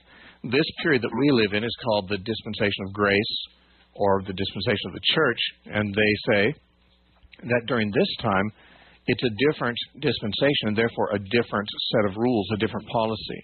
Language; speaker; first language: English; native; English